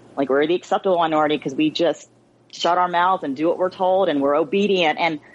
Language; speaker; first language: English; native; English